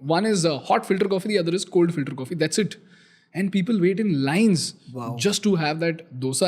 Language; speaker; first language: English; non-native, local second language; Hindi